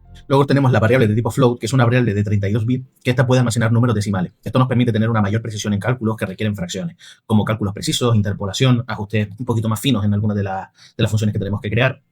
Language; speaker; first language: Spanish; native; Spanish